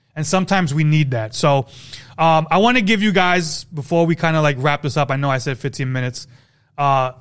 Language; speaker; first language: English; native; English